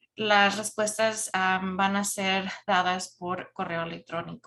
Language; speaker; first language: Spanish; early bilingual, heritage; Spanish